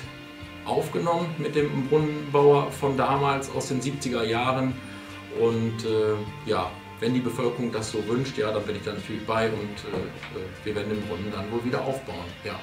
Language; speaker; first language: German; native; German